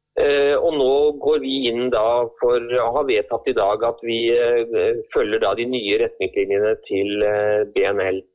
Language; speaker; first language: Norwegian; native; Norwegian